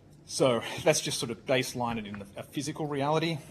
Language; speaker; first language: English; native; English